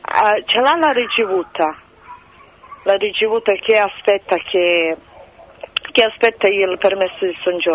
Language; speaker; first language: Italian; non-native, fluent; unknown